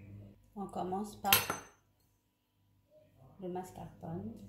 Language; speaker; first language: French; non-native, local second language; Arabic